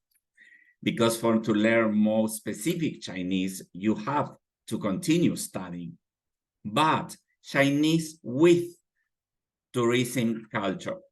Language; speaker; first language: English; non-native, fluent; Spanish